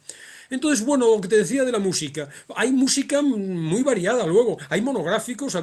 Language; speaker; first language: Spanish; native; Spanish